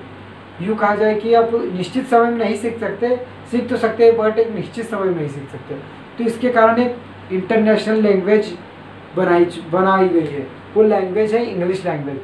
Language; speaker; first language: Hindi; native; Hindi